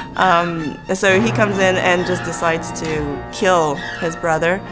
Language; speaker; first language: English; native; English